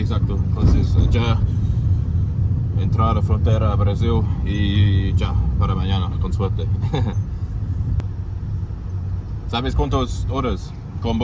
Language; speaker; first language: Spanish; non-native, learner; English